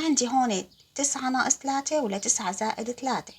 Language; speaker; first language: Arabic; native; Arabic